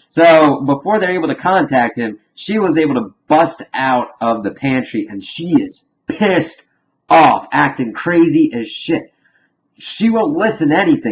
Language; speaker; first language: English; native; English